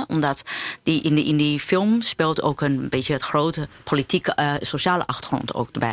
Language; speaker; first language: Dutch; non-native, fluent; Chinese